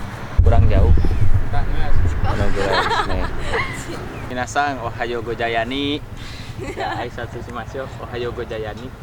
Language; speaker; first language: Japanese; non-native, learner; Indonesian